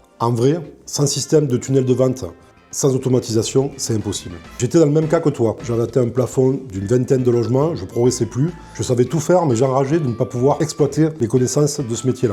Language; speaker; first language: French; native; French